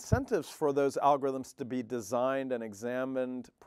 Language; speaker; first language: English; native; English